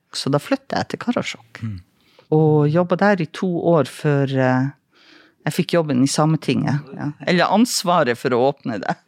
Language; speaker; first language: Norwegian; native; Norwegian